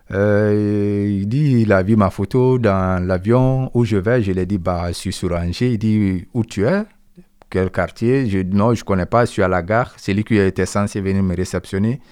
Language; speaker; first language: French; non-native, local second language; Mandingo